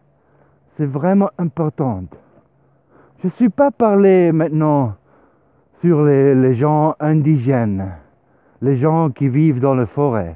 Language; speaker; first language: French; non-native, learner; Swiss German